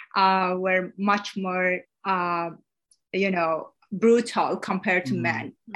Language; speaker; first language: English; non-native, fluent; Persian